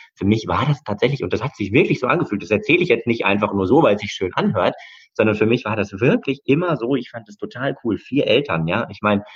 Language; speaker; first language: German; native; German